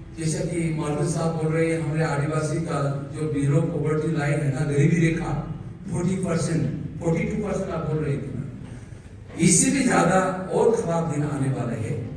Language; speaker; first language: Hindi; non-native, local second language; Bodo